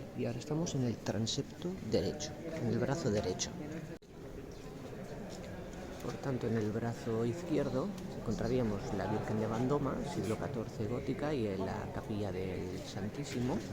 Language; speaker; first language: Spanish; native; Spanish